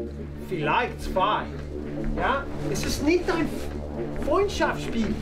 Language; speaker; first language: German; non-native, learner; English